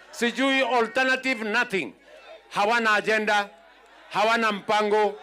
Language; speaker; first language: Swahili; non-native, local second language; Kalenjin